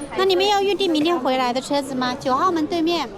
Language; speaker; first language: Chinese; native; Chinese